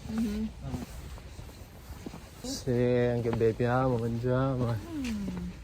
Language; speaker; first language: Italian; non-native, learner; Korean